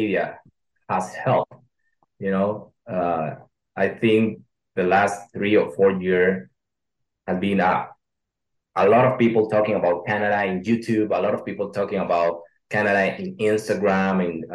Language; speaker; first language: English; non-native, learner; Spanish